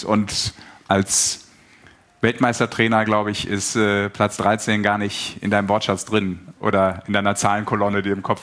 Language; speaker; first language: German; native; German